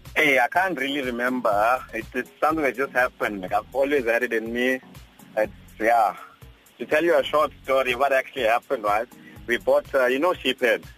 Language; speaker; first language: English; non-native, local second language; Zulu